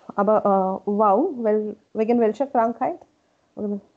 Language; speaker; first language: German; non-native, learner; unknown